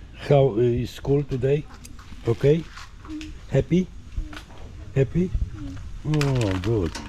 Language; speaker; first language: English; non-native, learner; Polish